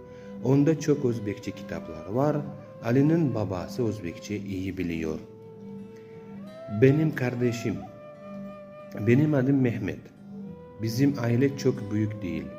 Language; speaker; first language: Turkish; non-native, learner; Uzbek